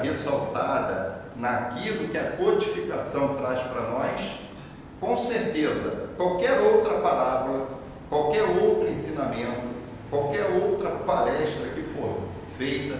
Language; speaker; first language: Portuguese; native; Portuguese